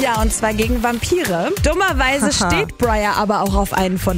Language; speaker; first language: German; native; German